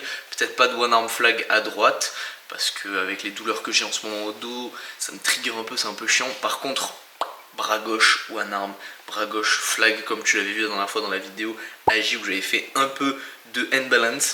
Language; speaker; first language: French; native; French